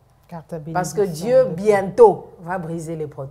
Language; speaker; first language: French; non-native, local second language; Lingala